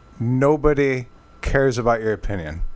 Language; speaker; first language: English; native; English